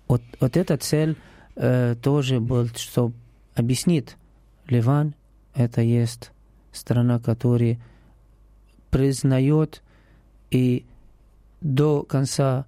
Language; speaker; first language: Russian; non-native, learner; Arabic